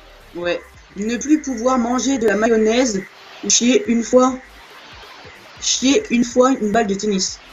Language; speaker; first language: French; native; French